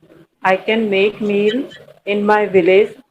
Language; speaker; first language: English; non-native, learner; Hindi